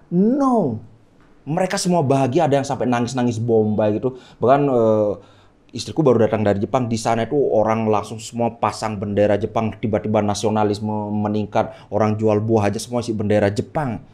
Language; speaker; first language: Indonesian; native; Indonesian